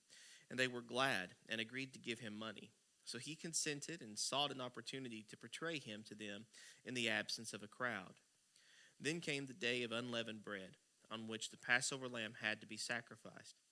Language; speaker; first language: English; native; English